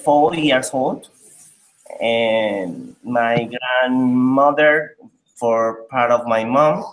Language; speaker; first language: English; non-native, learner; Spanish